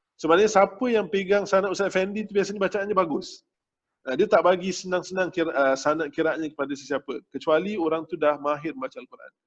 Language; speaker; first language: Malay; native; Malay